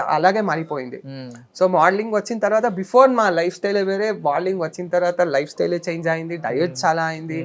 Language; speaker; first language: Telugu; non-native, learner; Kannada